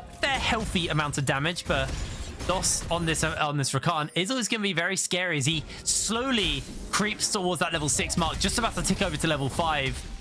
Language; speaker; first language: English; native; English